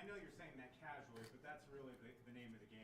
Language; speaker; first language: English; native; English